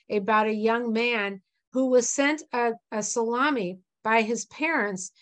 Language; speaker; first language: English; native; English